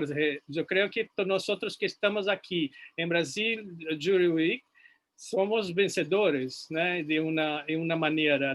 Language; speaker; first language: Spanish; non-native, fluent; Portuguese